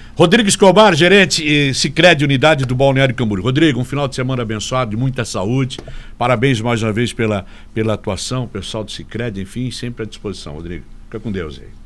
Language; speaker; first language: Portuguese; native; Portuguese